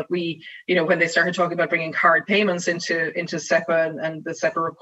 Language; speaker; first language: English; native; English